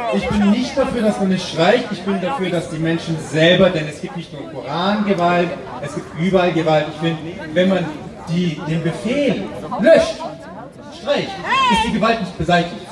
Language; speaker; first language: German; native; German